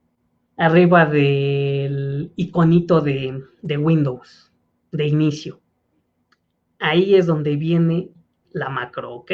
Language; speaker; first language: Spanish; native; Spanish